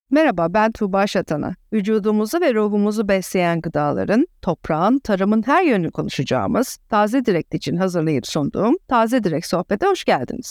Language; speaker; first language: Turkish; native; Turkish